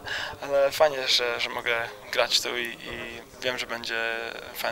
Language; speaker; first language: Polish; early bilingual, heritage; Polish